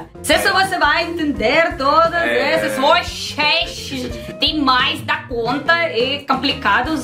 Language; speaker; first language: Portuguese; non-native, learner; Russian